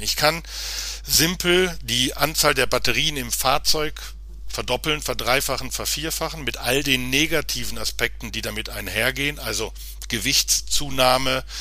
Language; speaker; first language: German; native; German